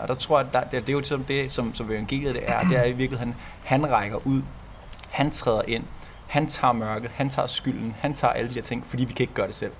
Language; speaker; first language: Danish; native; Danish